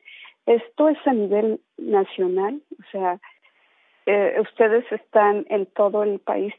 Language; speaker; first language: Spanish; native; Spanish